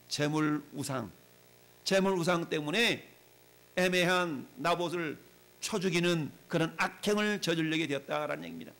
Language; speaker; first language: Korean; native; Korean